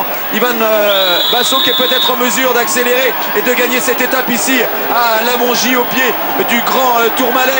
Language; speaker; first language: French; native; French